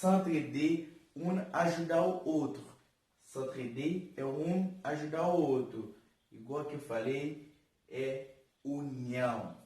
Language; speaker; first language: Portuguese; non-native, fluent; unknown